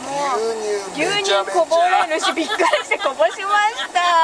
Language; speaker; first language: Japanese; native; Japanese